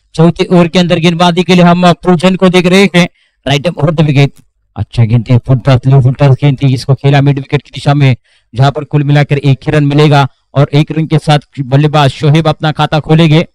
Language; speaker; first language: Hindi; non-native, local second language; Marathi